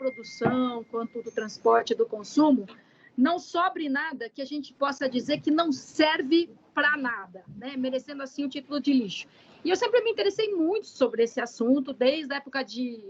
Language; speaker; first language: Portuguese; native; Portuguese